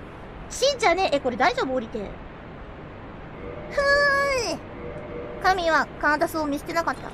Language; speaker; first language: Japanese; native; Japanese